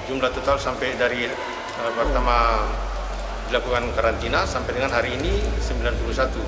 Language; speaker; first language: Indonesian; native; Indonesian